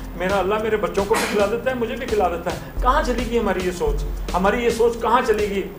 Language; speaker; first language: Urdu; non-native, local second language; Punjabi